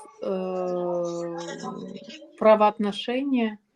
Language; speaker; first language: Ukrainian; non-native, learner; Russian